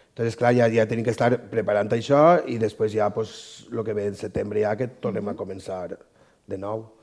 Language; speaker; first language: Catalan; native; Catalan